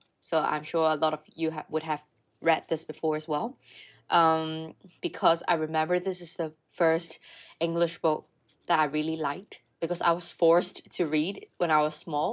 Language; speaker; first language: English; non-native, local second language; Cantonese